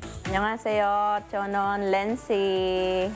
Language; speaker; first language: Korean; non-native, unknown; Filipino